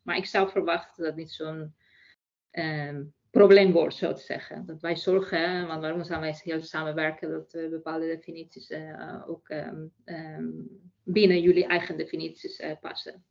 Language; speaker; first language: Dutch; non-native, fluent; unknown